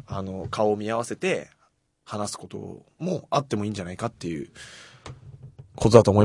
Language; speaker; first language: Japanese; native; Japanese